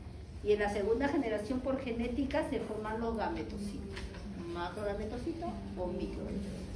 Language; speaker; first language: Spanish; native; Spanish